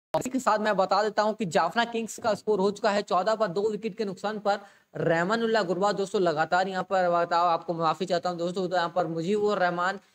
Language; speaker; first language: Hindi; native; Hindi